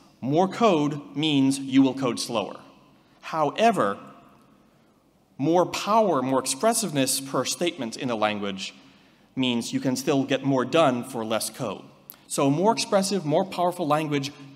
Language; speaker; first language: English; native; English